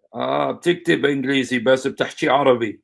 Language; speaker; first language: Arabic; early bilingual, heritage; Arabic